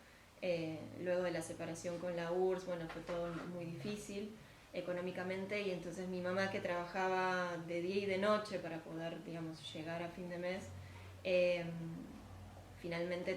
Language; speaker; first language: Spanish; early bilingual, other home language; Ukrainian